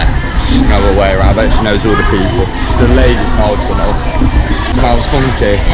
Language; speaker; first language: English; native; English